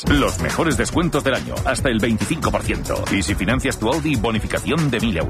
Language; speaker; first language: Spanish; native; Spanish